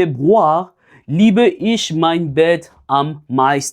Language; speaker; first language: German; non-native, fluent; French